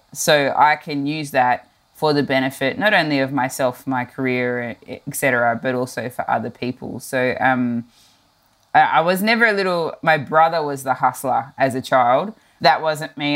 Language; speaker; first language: English; native; English